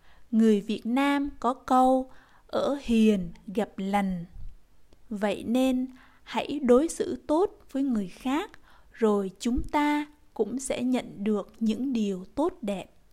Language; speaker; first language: Vietnamese; native; Vietnamese